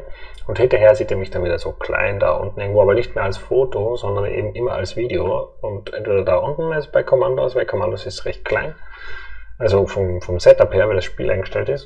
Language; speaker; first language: German; native; German